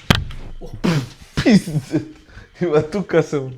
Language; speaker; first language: French; non-native, fluent; Spanish